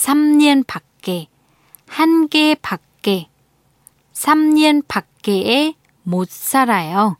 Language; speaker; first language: Korean; non-native, fluent; Vietnamese